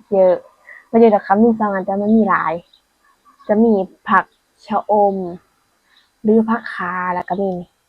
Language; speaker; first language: Thai; native; Thai